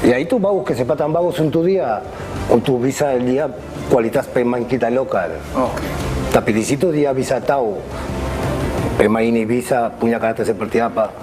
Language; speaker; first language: Indonesian; non-native, fluent; Spanish